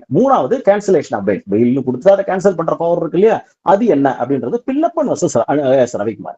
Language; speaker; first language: Tamil; native; Tamil